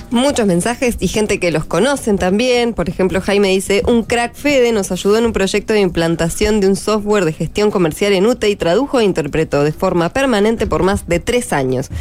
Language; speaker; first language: Spanish; native; Spanish